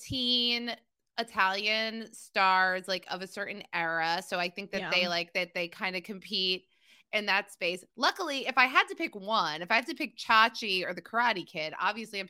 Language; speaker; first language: English; native; English